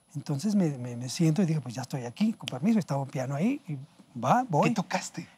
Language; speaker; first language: Spanish; native; Spanish